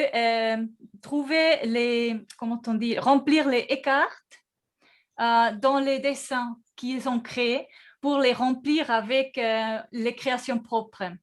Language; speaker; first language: French; non-native, fluent; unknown